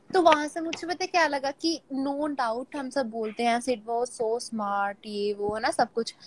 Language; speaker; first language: Hindi; native; Hindi